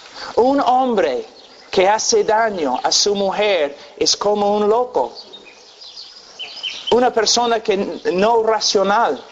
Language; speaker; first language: Spanish; non-native, fluent; English